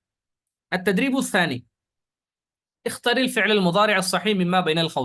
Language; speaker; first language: Arabic; non-native, fluent; Urdu